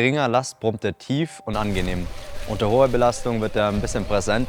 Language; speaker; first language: German; native; German